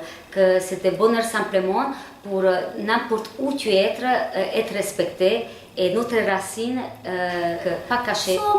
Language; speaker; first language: French; non-native, learner; Hungarian